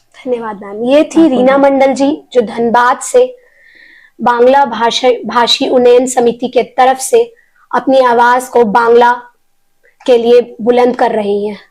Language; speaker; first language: Hindi; native; Hindi